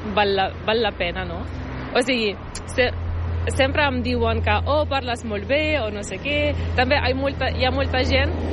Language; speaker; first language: Catalan; non-native, fluent; Ukrainian